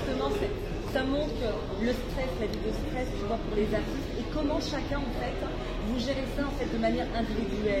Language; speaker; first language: French; native; French